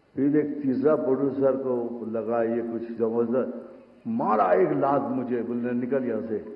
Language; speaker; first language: Hindi; non-native, local second language; Bangla